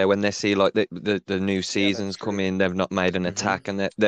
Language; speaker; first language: English; native; English